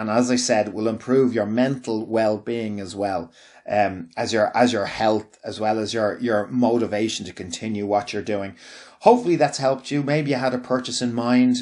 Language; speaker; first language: English; native; English